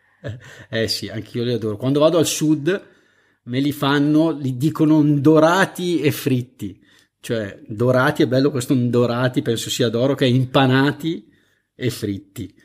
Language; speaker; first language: Italian; native; Italian